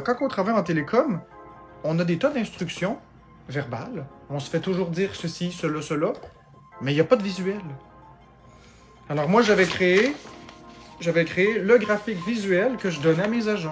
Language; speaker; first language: French; native; French